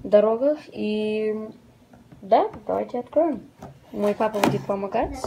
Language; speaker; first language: Russian; early bilingual, heritage; Russian